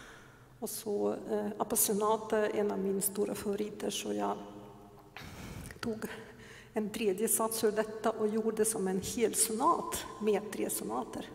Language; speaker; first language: Swedish; non-native, fluent; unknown